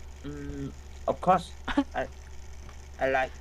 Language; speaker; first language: English; non-native, learner; Vietnamese